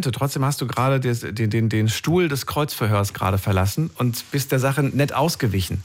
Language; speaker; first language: German; native; German